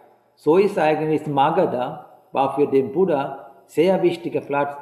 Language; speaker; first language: German; non-native, fluent; Sinhala